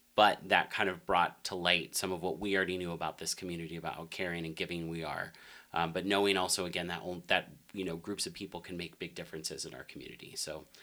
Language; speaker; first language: English; native; English